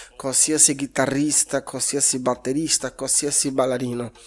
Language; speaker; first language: Italian; non-native, fluent; Portuguese